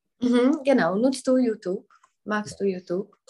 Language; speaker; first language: German; non-native, fluent; Czech